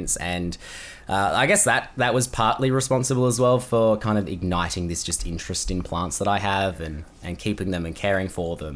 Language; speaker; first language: English; native; English